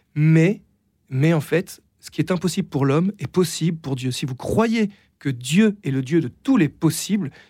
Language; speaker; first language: French; native; French